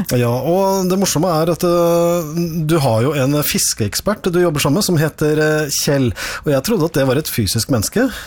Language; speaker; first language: Norwegian; native; Norwegian